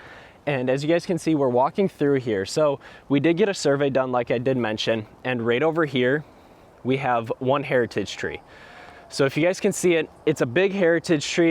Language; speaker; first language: English; native; English